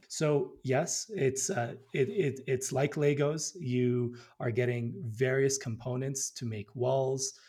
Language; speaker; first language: English; early bilingual, other home language; Amharic